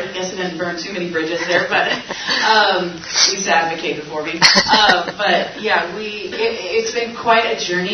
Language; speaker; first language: English; native; English